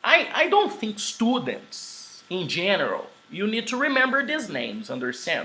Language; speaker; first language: English; non-native, fluent; Portuguese